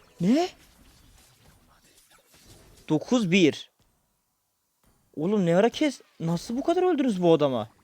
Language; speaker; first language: Turkish; native; Turkish